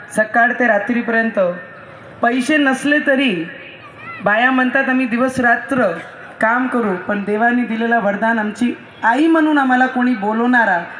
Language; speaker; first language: Marathi; non-native, local second language; Hindi